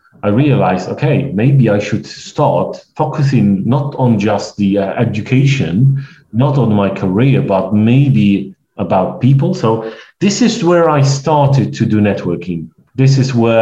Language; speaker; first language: English; non-native, fluent; Polish